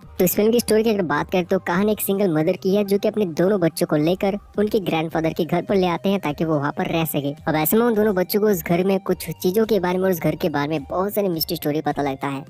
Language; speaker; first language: Hindi; native; Hindi